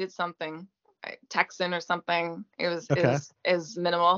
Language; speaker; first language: English; non-native, fluent; French